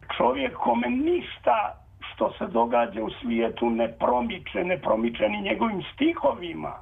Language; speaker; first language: Serbian; native; Serbian